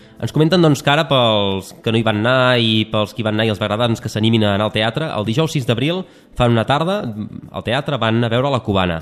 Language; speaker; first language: Catalan; native; Catalan